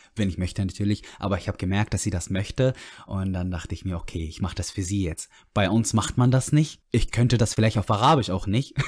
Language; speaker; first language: German; non-native, fluent; Arabic